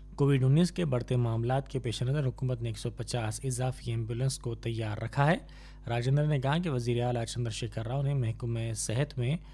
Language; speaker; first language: Urdu; native; Urdu